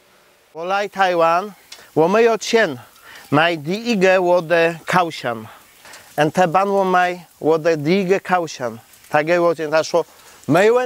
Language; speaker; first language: Chinese; non-native, learner; Polish